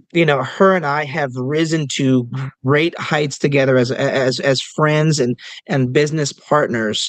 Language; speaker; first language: English; native; English